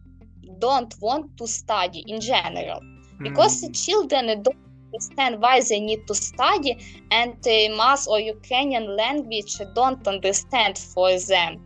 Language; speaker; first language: English; non-native, learner; Ukrainian